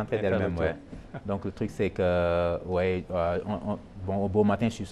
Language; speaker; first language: French; non-native, local second language; Wolof